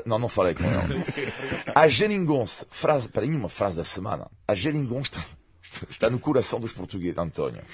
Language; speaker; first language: Portuguese; non-native, fluent; French